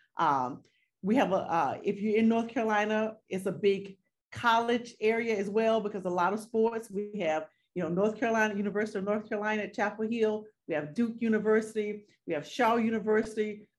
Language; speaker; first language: English; native; English